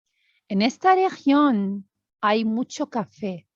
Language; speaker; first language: Spanish; non-native, learner; Arabic